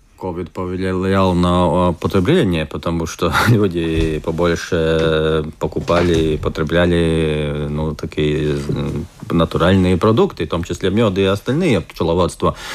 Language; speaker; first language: Russian; non-native, local second language; Latvian